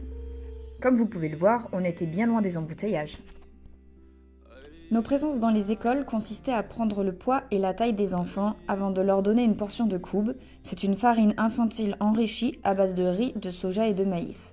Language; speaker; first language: French; native; French